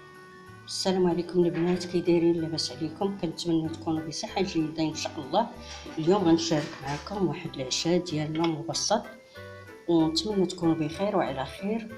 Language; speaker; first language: Arabic; native; Arabic